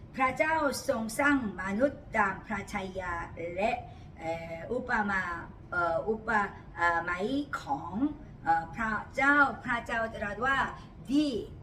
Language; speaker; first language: Thai; non-native, learner; Korean